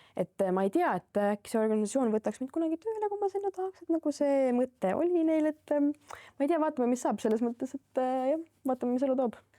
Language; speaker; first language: Estonian; native; Estonian